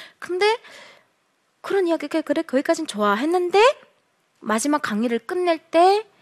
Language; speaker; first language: Korean; native; Korean